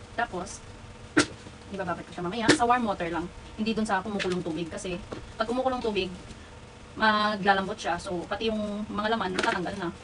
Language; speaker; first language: Filipino; non-native, local second language; Hiligaynon